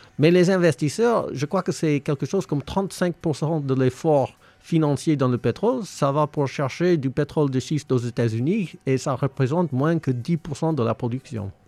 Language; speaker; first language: French; non-native, fluent; English